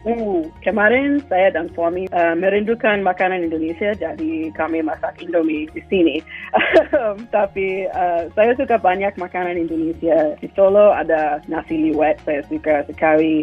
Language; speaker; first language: Indonesian; non-native, fluent; English